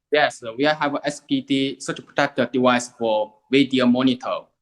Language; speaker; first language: English; non-native, learner; Chinese